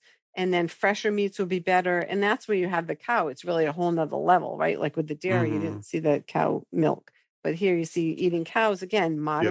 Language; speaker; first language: English; native; English